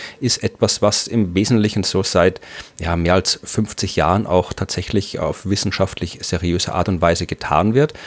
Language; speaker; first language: German; native; German